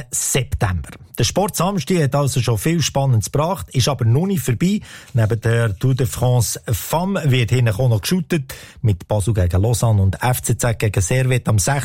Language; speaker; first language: German; native; German